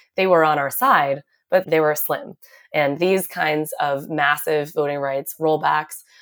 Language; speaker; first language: English; native; English